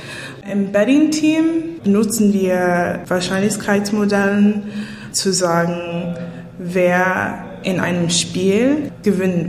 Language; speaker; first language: German; non-native, learner; English